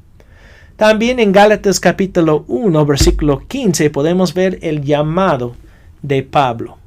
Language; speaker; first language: Spanish; non-native, fluent; English